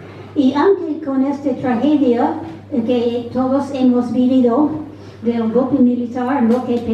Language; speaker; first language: Spanish; non-native, fluent; English